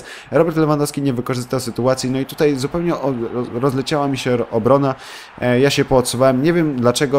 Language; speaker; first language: Polish; native; Polish